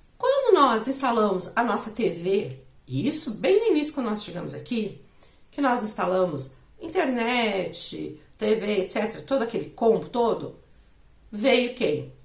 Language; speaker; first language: Portuguese; native; Portuguese